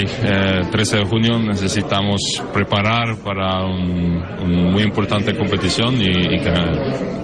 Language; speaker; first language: Spanish; non-native, learner; Norwegian